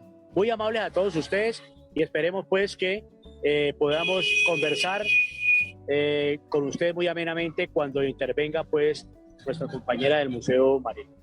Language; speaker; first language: Spanish; native; Spanish